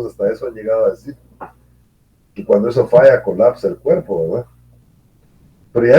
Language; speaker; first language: Spanish; native; Spanish